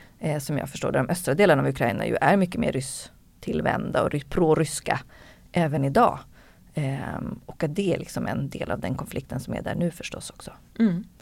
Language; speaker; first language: Swedish; native; Swedish